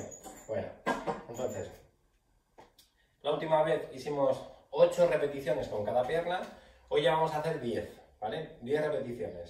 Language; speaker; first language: Spanish; native; Spanish